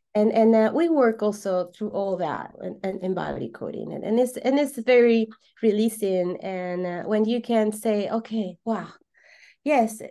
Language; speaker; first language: English; non-native, fluent; Spanish